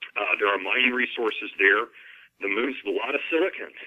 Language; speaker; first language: English; native; English